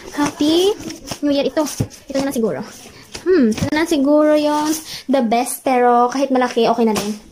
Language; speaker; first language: Filipino; non-native, local second language; Cebuano